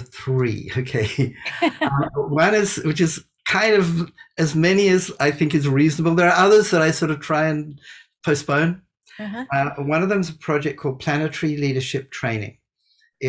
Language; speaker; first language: English; native; English